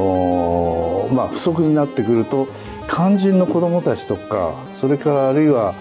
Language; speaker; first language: Japanese; native; Japanese